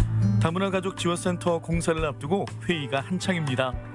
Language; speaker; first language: Korean; native; Korean